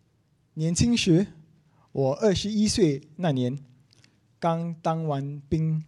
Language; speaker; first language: Chinese; non-native, local second language; English